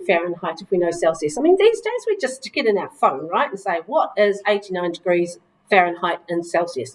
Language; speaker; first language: English; native; English